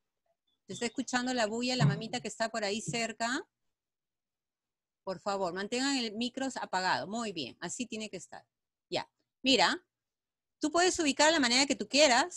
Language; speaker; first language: Spanish; native; Spanish